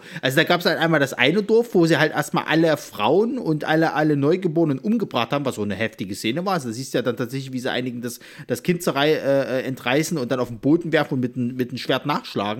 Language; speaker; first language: German; native; German